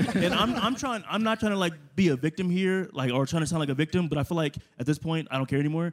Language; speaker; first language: English; native; English